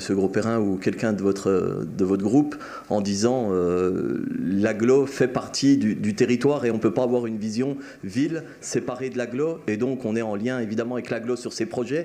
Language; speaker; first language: French; native; French